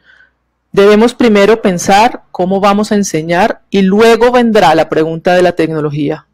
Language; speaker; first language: Spanish; native; Spanish